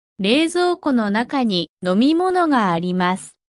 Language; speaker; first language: Japanese; non-native, fluent; Korean